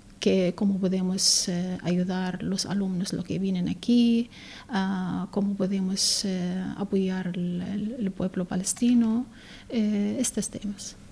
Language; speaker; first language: Spanish; non-native, learner; Arabic